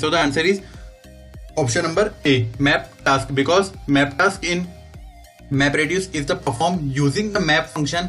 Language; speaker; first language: English; non-native, local second language; Hindi